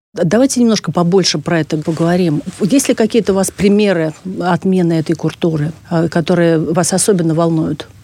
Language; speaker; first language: Russian; native; Russian